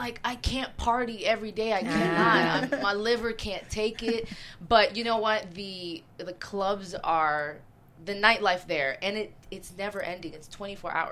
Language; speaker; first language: English; native; English